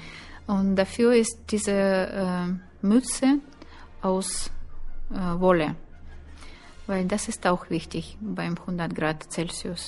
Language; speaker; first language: German; non-native, learner; Russian